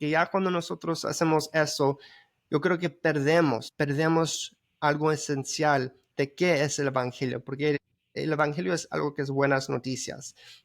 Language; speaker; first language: Spanish; early bilingual, heritage; Spanish